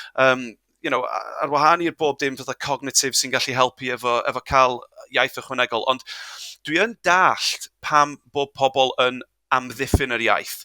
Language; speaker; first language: Welsh; non-native, local second language; English